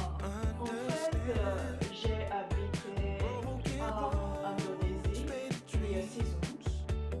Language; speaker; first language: French; non-native, learner; Japanese